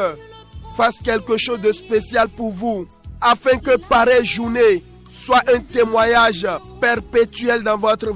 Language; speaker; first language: French; non-native, local second language; Fon